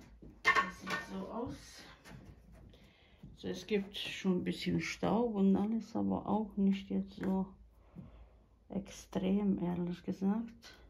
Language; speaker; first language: German; non-native, learner; Bosnian